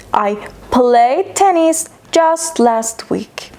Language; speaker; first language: English; non-native, fluent; Persian